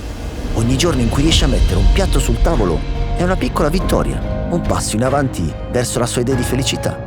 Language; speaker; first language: Italian; native; Italian